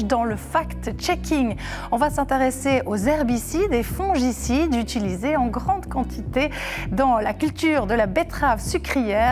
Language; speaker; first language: French; native; French